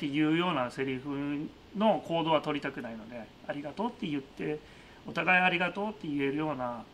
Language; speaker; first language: Japanese; native; Japanese